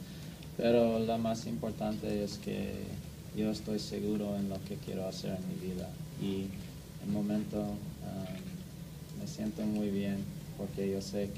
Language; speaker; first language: Spanish; non-native, learner; English